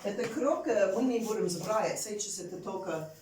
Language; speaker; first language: Russian; non-native, learner; English